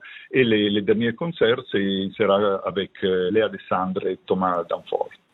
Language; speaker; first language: French; non-native, fluent; Italian